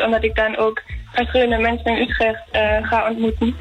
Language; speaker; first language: Dutch; non-native, learner; German